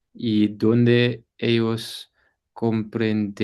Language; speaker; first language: Spanish; non-native, learner; English